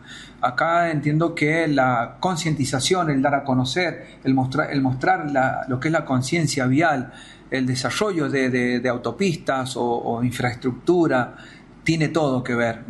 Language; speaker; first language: Spanish; native; Spanish